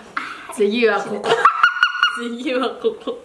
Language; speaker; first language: Japanese; native; Japanese